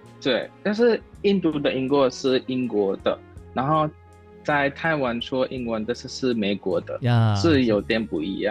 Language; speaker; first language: Chinese; non-native, learner; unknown